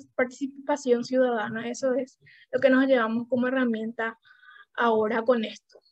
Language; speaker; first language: Spanish; native; Spanish